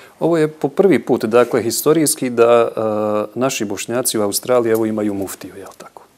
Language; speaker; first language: Bosnian; native; Bosnian